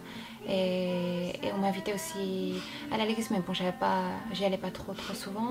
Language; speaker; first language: French; non-native, fluent; Korean